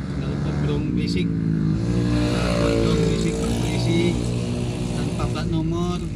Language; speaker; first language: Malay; non-native, local second language; Minangkabau